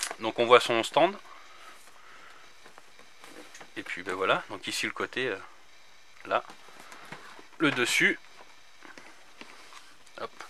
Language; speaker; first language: French; native; French